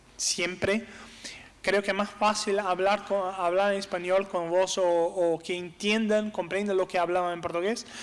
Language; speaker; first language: Spanish; non-native, learner; Portuguese